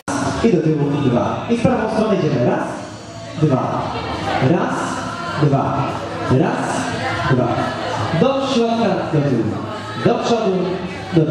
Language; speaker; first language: Polish; native; Polish